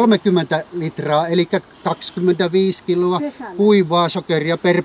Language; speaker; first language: Finnish; native; Finnish